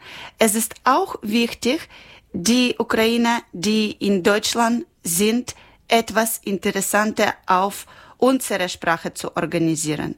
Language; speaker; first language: German; non-native, learner; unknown